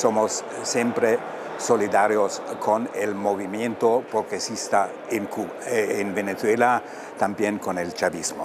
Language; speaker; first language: Spanish; non-native, fluent; German